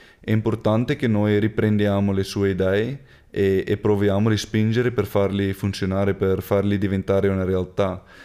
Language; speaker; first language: Italian; non-native, fluent; Afrikaans